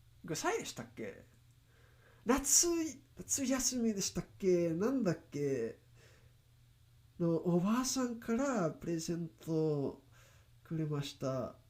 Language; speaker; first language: Japanese; non-native, learner; English